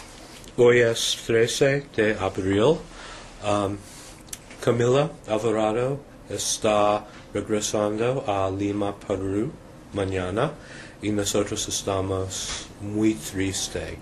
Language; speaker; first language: Spanish; non-native, learner; English